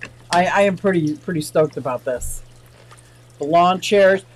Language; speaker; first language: English; native; English